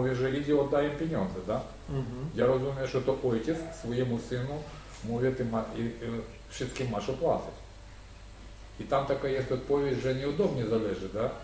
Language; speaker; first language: Polish; non-native, learner; Russian